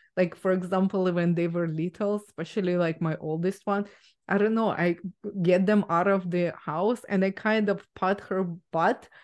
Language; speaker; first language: English; non-native, fluent; Ukrainian